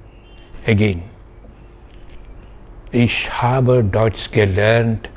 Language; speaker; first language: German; non-native, fluent; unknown